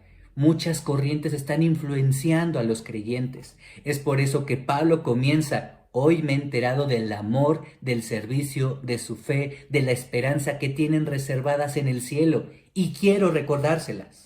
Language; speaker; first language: Spanish; native; Spanish